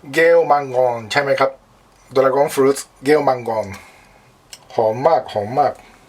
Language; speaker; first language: Thai; non-native, learner; Japanese